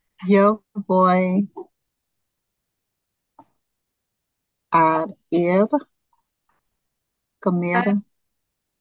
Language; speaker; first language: Spanish; non-native, learner; English